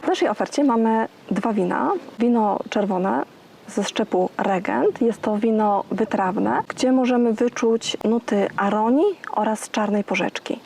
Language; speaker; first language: Polish; native; Polish